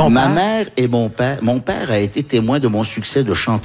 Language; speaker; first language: French; early bilingual, heritage; French